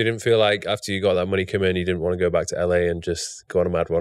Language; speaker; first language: English; native; English